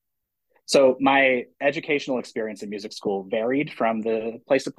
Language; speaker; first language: English; native; English